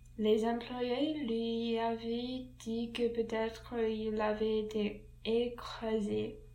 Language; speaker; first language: French; non-native, learner; English